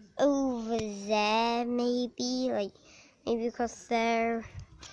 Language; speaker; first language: English; native; English